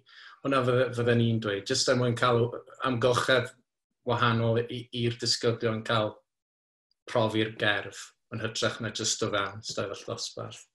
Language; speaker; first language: Welsh; native; Welsh